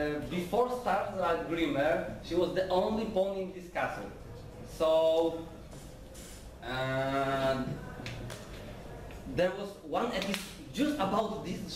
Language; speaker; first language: English; non-native, learner; Polish